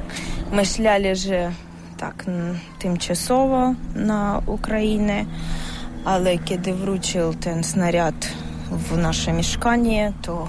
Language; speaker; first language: Ukrainian; non-native, local second language; Russian